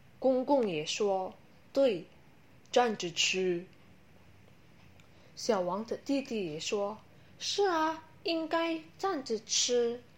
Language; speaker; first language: Chinese; non-native, learner; Indonesian